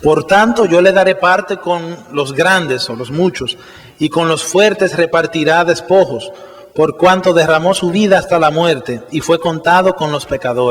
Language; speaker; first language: Spanish; native; Spanish